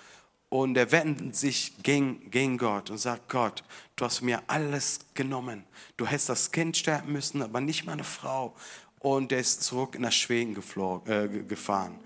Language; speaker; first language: German; non-native, fluent; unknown